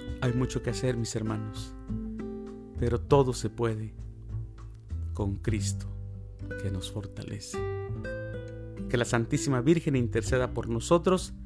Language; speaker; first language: Spanish; native; Spanish